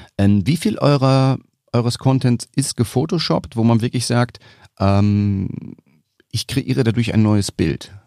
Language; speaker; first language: German; native; German